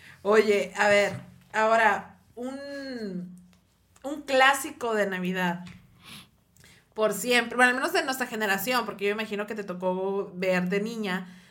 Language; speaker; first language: Spanish; native; Spanish